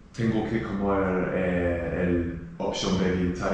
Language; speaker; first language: Spanish; non-native, learner; English